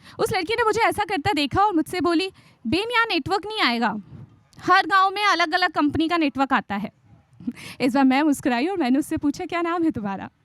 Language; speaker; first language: Hindi; native; Hindi